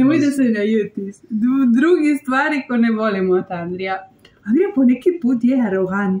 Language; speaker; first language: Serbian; non-native, learner; Spanish